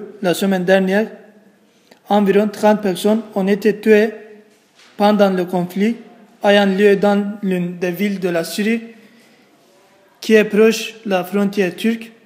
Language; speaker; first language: French; non-native, learner; Turkish